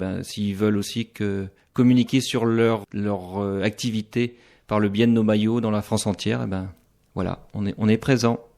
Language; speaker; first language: French; native; French